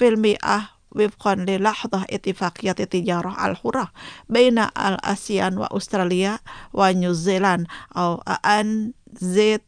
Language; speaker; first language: Arabic; non-native, fluent; Indonesian